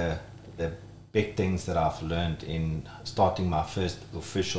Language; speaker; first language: English; non-native, local second language; Afrikaans